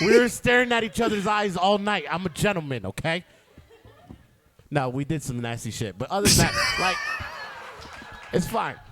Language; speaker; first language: English; native; English